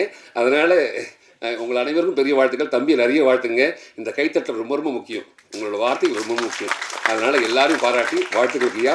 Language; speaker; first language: Tamil; native; Tamil